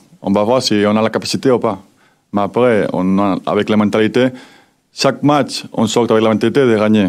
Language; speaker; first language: French; non-native, fluent; Spanish